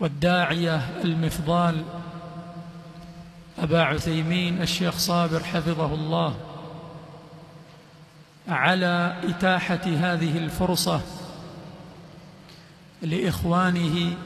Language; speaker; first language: Arabic; non-native, fluent; Swahili